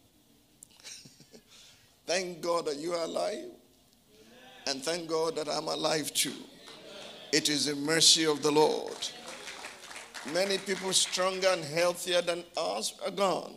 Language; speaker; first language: English; non-native, local second language; Yoruba